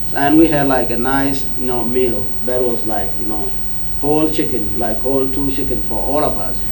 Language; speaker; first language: English; early bilingual, other home language; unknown